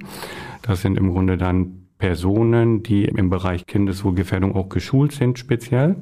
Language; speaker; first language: German; native; German